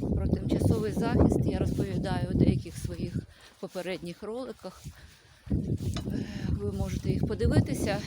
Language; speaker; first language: Ukrainian; native; Ukrainian